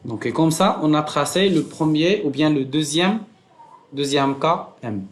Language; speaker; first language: French; non-native, local second language; Arabic